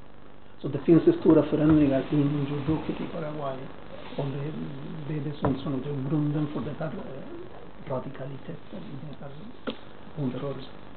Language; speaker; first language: Swedish; non-native, fluent; Spanish